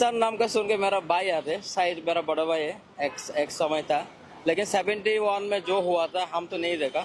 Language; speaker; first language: Hindi; non-native, learner; Bangla